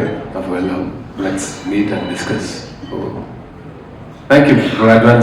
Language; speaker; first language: Tamil; non-native, fluent; Malayalam